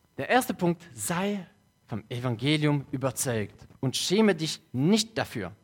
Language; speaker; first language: German; non-native, local second language; French